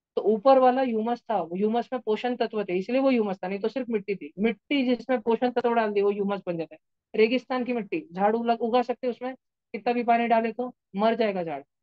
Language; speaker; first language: Hindi; non-native, local second language; Marathi